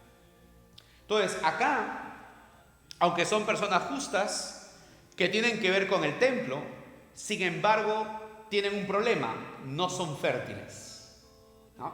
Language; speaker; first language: Spanish; native; Spanish